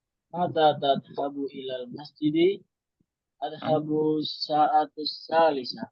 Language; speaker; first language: Arabic; non-native, learner; Indonesian